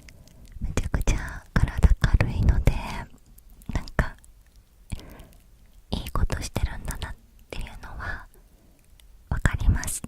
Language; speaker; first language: Japanese; native; Japanese